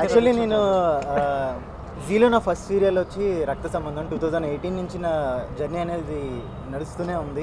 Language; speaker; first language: Telugu; native; Telugu